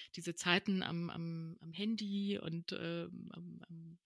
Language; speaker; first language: German; early bilingual, other home language; Spanish